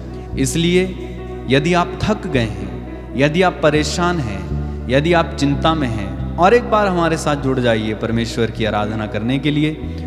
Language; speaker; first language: Hindi; native; Hindi